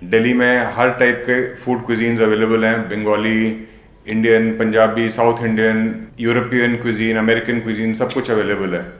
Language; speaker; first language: Hindi; native; Hindi